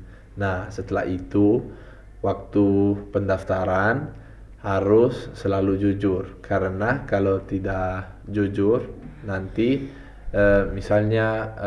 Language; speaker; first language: Indonesian; non-native, fluent; Italian